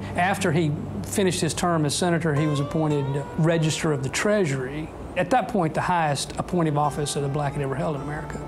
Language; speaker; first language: English; native; English